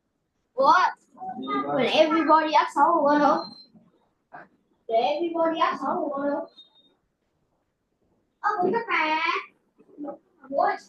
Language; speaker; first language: English; non-native, learner; Vietnamese